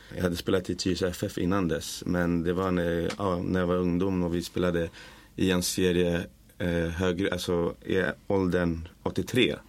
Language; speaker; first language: Swedish; native; Swedish